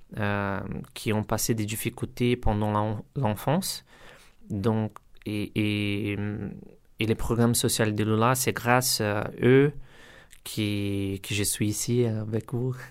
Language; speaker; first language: French; non-native, learner; Portuguese